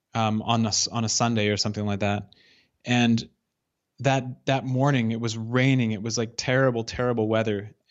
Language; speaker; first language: English; native; English